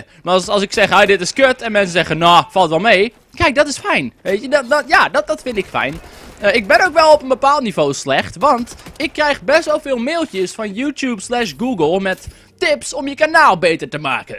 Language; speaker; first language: Dutch; native; Dutch